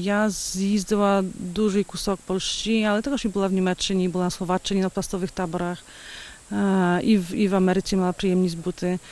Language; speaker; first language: Ukrainian; early bilingual, heritage; Ukrainian